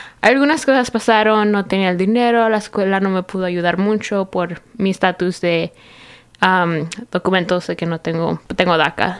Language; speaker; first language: Spanish; early bilingual, heritage; Spanish